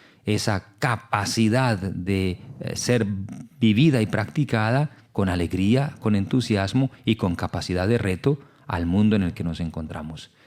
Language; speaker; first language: Spanish; native; Spanish